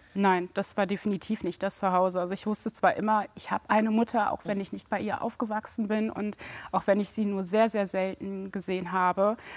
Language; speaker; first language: German; early bilingual, other home language; French